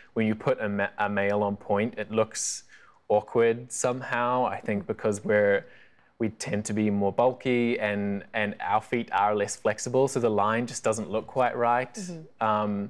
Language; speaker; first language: English; native; English